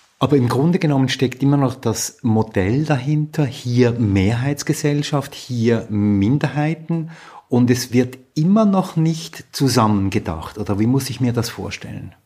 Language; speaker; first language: German; native; German